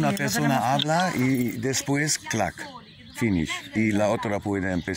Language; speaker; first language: Spanish; non-native, learner; German